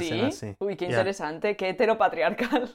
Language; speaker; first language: Spanish; native; Spanish